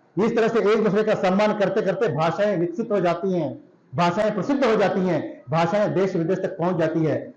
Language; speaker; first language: Hindi; non-native, local second language; Marathi